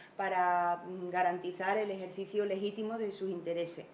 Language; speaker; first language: Spanish; native; Spanish